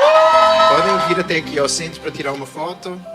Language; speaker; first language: Portuguese; native; Portuguese